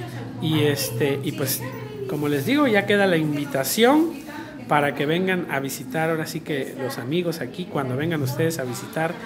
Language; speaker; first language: Spanish; native; Spanish